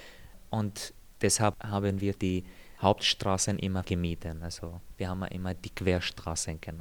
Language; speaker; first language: German; non-native, fluent; Arabic